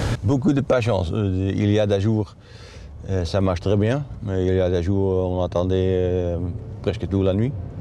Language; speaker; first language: French; non-native, learner; Dutch